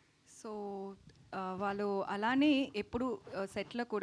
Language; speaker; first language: Telugu; non-native, learner; Tamil